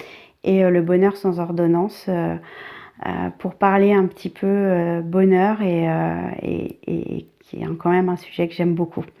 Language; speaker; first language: French; native; French